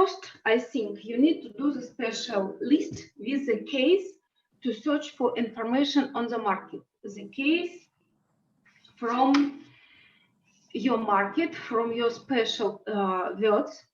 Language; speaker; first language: English; non-native, learner; Russian